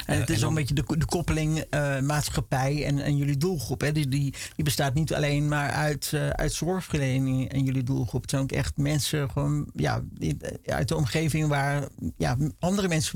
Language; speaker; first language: Dutch; native; Dutch